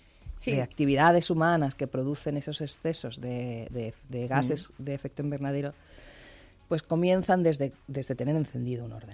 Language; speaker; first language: Spanish; native; Spanish